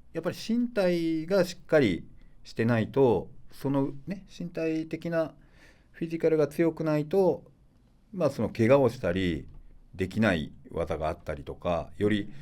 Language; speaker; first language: Japanese; native; Japanese